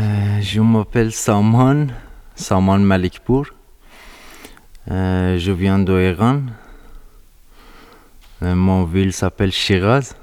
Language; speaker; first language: French; non-native, learner; Persian